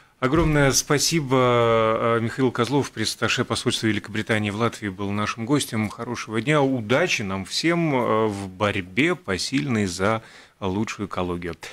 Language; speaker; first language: Russian; native; Russian